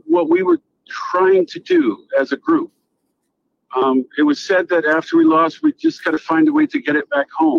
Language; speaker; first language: English; native; English